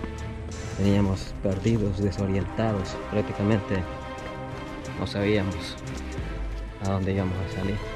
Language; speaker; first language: Spanish; native; Spanish